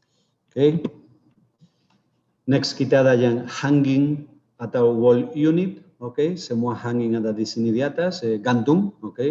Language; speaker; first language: Indonesian; non-native, fluent; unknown